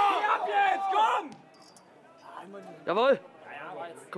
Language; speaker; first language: German; native; German